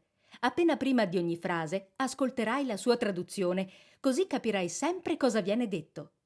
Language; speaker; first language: Italian; native; Italian